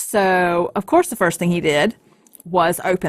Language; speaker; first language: English; native; English